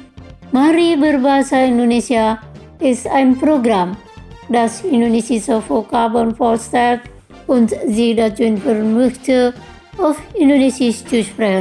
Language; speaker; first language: German; non-native, fluent; Indonesian